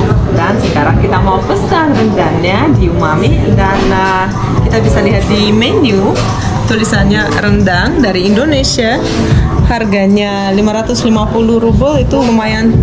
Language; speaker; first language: Indonesian; non-native, fluent; Russian